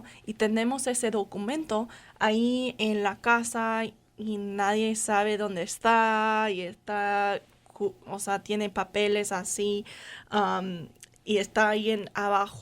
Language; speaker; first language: Spanish; non-native, fluent; English